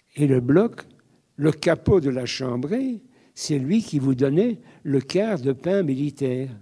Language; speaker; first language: French; native; French